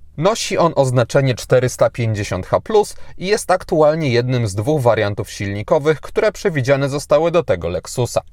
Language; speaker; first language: Polish; native; Polish